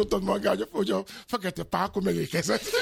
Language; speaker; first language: Hungarian; non-native, learner; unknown